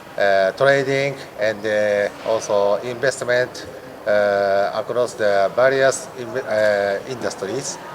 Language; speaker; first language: English; non-native, learner; Japanese